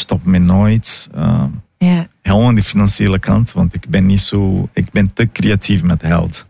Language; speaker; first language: Dutch; non-native, learner; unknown